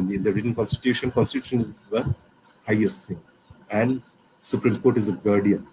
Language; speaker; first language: English; non-native, local second language; Bangla